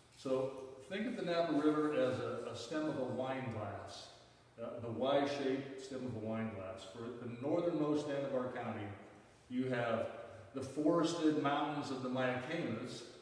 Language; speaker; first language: English; native; English